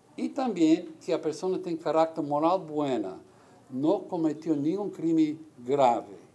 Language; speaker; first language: Spanish; early bilingual, heritage; Portuguese